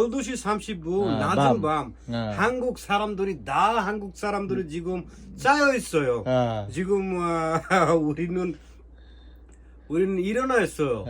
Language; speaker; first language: Korean; non-native, learner; Bangla